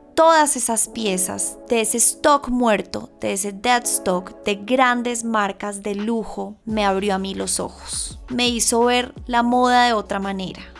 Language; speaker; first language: Spanish; native; Spanish